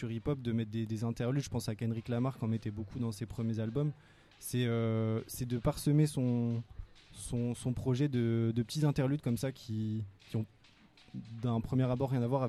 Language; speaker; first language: French; native; French